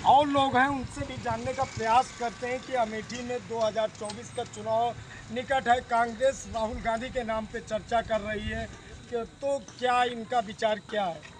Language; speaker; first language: Hindi; native; Hindi